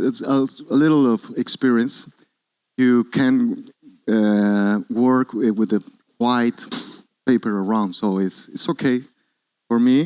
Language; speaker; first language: English; non-native, learner; Spanish